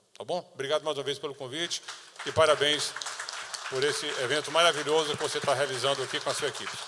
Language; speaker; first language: Portuguese; native; Portuguese